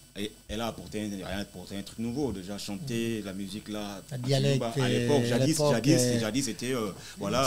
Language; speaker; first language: French; non-native, local second language; Lingala